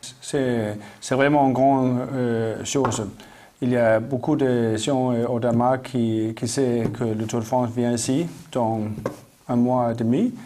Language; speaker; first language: French; non-native, learner; Danish